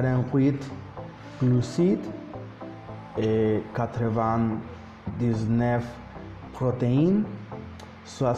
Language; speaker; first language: French; non-native, learner; Spanish